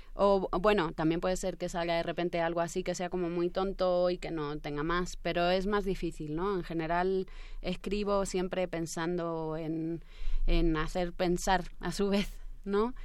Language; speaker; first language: Spanish; native; Spanish